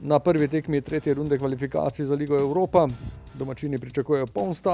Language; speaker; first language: Slovenian; native; Slovenian